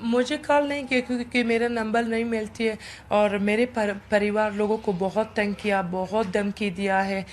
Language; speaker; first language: Hindi; non-native, learner; Persian